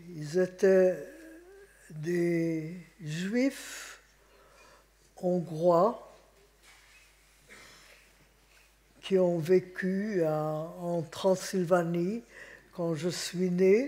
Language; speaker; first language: French; non-native, fluent; Hungarian